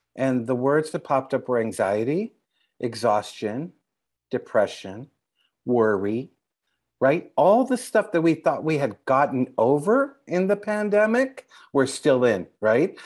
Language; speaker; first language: English; native; English